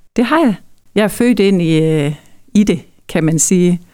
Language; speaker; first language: Danish; native; Danish